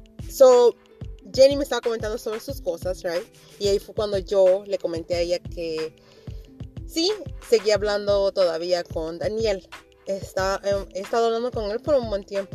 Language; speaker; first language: Spanish; early bilingual, heritage; Spanish